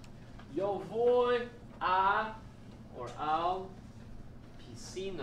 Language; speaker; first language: Spanish; non-native, fluent; English